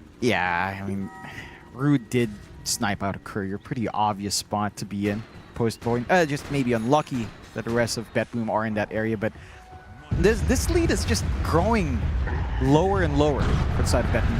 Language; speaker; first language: English; native; English